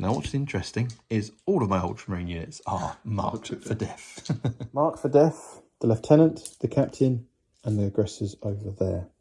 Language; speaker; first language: English; native; English